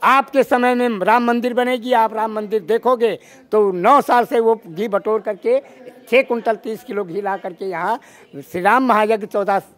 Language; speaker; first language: Hindi; native; Hindi